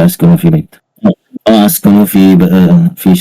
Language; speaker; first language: Arabic; non-native, learner; Indonesian